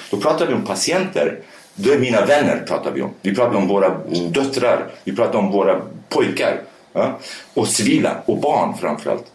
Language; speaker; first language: Swedish; early bilingual, other home language; Kurdish